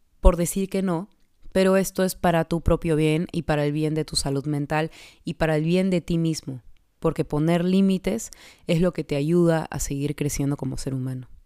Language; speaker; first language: Spanish; native; Spanish